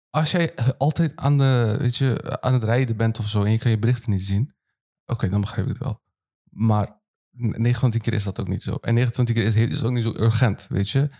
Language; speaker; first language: Dutch; early bilingual, other home language; Turkish